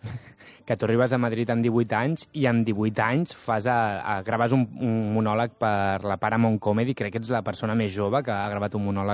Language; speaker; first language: Catalan; native; Catalan